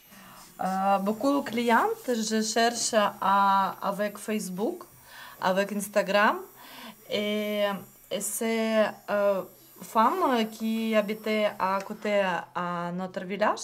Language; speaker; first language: French; non-native, learner; Ukrainian